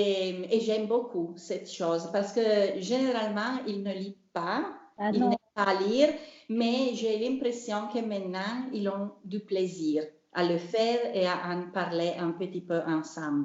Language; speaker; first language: French; non-native, learner; Italian